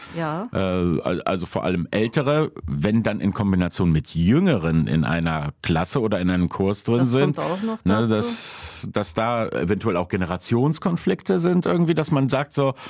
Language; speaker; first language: German; early bilingual, other home language; Polish